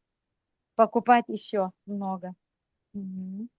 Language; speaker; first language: Russian; non-native, local second language; Lithuanian